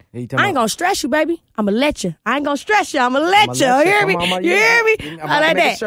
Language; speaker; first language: English; native; English